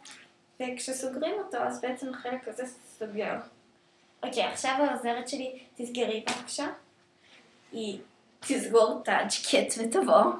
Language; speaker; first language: Hebrew; native; Hebrew